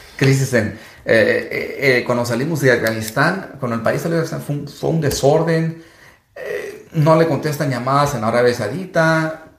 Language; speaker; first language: Spanish; early bilingual, heritage; Spanish